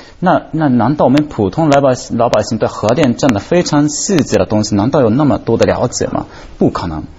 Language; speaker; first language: Chinese; non-native, fluent; Japanese